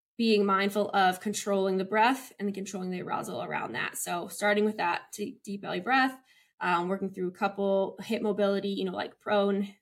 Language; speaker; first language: English; native; English